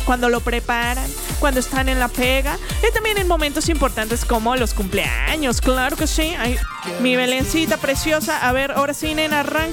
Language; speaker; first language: Spanish; native; Spanish